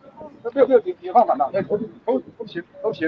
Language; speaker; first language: Chinese; native; Chinese